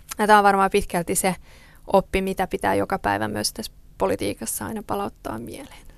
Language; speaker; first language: Finnish; early bilingual, other home language; Persian